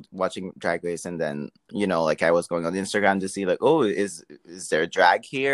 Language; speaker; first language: English; non-native, fluent; French